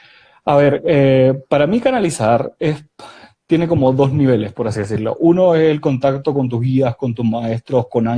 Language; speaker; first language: Spanish; native; Spanish